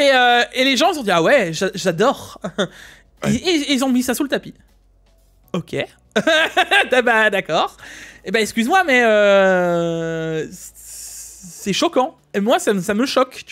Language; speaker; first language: French; native; French